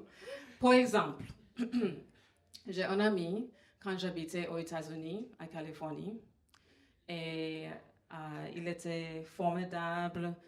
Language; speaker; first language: French; non-native, fluent; English